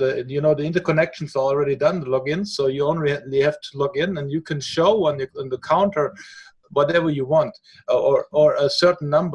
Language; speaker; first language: English; non-native, fluent; German